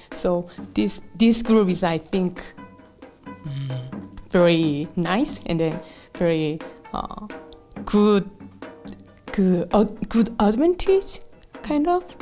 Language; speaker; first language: English; non-native, learner; Korean